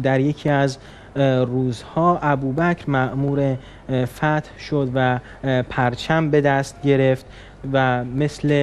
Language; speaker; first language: Persian; native; Persian